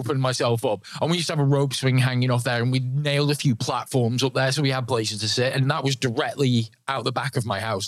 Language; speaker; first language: English; native; English